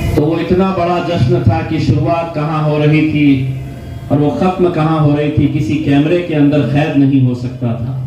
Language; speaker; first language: Urdu; native; Urdu